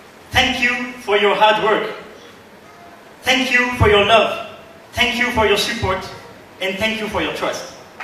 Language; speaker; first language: English; non-native, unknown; French